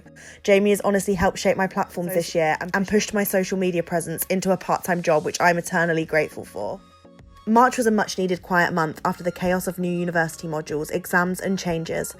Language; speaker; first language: English; native; English